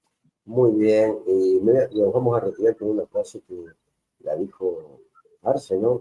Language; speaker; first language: Spanish; native; Spanish